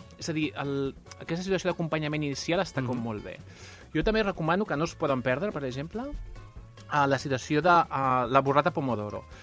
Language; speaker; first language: Catalan; non-native, local second language; Spanish